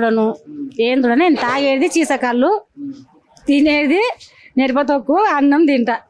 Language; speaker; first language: Telugu; native; Telugu